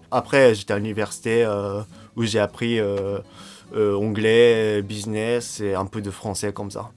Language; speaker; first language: French; non-native, fluent; Japanese